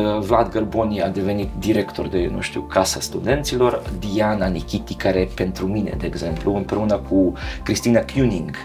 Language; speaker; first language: Romanian; non-native, fluent; Serbian